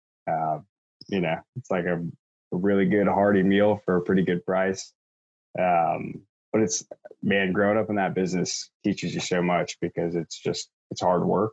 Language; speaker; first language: English; native; English